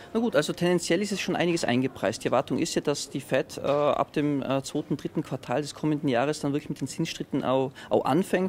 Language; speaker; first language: German; native; German